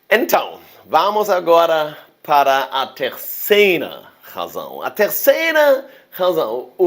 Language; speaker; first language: Portuguese; non-native, fluent; German